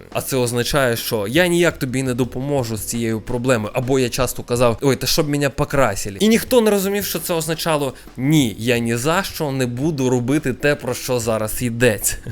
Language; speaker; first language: Ukrainian; non-native, local second language; Russian